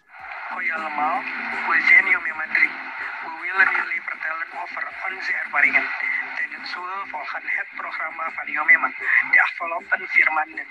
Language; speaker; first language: Dutch; non-native, learner; Indonesian